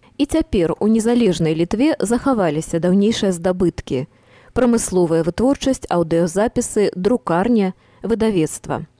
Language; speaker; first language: Belarusian; native; Belarusian